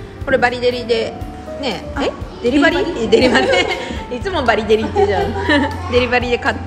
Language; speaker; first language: Japanese; native; Japanese